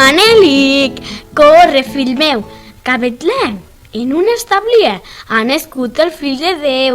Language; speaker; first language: Catalan; native; Catalan